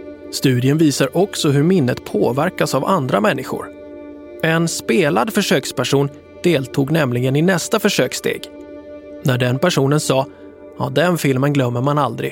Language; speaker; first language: Swedish; native; Swedish